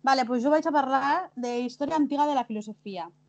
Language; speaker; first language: Catalan; non-native, local second language; Spanish